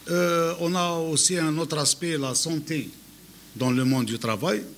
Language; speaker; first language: French; non-native, local second language; Arabic